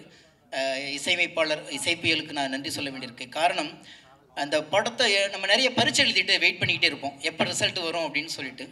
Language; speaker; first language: Tamil; native; Tamil